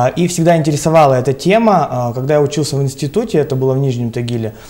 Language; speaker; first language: Russian; native; Russian